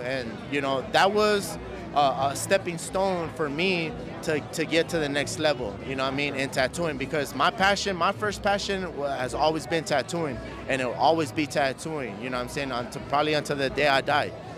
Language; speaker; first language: English; early bilingual, other home language; Spanish